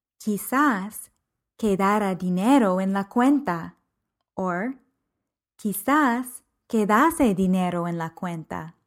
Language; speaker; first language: Spanish; non-native, fluent; English